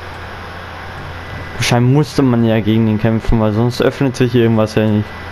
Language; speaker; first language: German; native; German